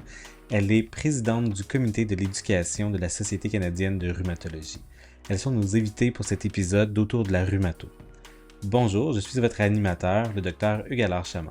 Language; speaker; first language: French; native; French